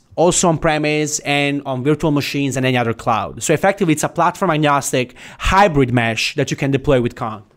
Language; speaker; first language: English; non-native, fluent; Italian